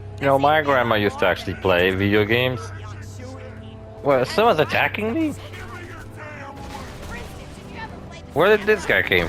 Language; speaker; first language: English; non-native, fluent; Polish